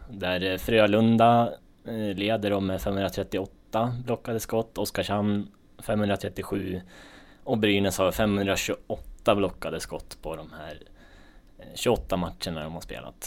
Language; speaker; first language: Swedish; native; Swedish